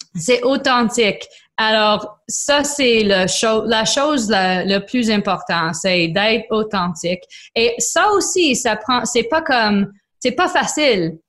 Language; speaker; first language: French; non-native, local second language; English